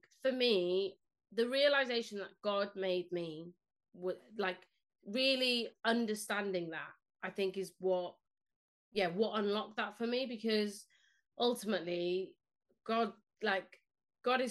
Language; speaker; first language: English; non-native, local second language; Spanish